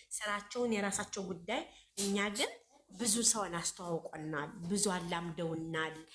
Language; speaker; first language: Amharic; native; Amharic